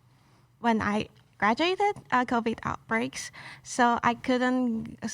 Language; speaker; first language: English; non-native, local second language; Chinese